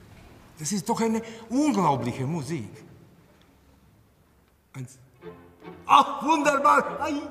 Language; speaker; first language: German; non-native, fluent; Latvian